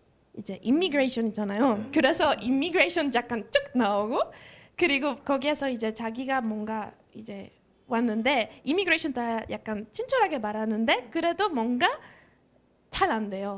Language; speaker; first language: Korean; non-native, fluent; Spanish